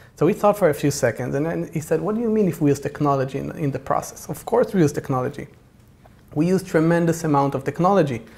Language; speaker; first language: English; non-native, fluent; Hebrew